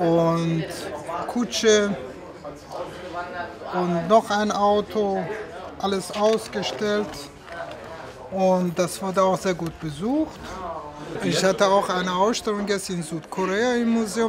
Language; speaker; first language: German; non-native, fluent; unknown